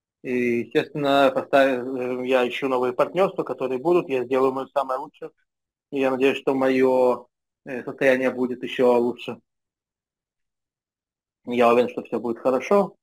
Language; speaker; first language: Russian; non-native, fluent; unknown